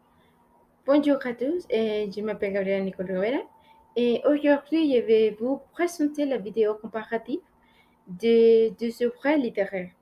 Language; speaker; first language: French; non-native, learner; Spanish